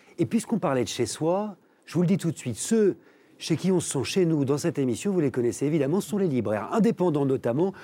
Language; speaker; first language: French; native; French